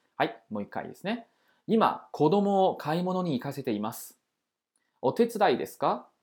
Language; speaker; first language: Japanese; non-native, fluent; Chinese